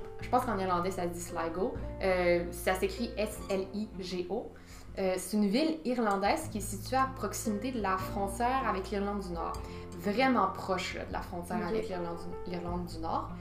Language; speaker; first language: French; native; French